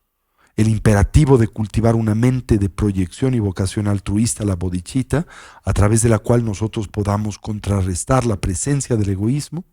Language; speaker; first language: Spanish; native; Spanish